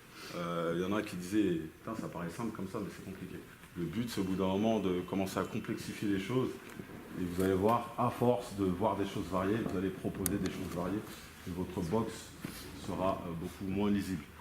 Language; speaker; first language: French; native; French